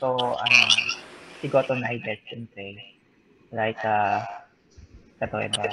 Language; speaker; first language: Japanese; non-native, learner; Filipino